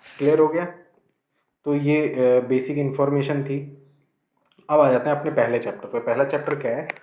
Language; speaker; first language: Hindi; native; Hindi